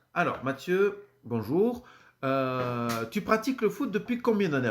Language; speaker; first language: French; native; French